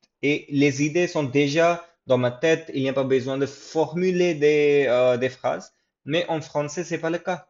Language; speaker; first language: French; non-native, fluent; English